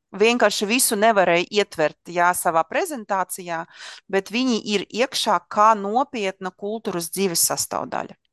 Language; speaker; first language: Latvian; non-native, local second language; Russian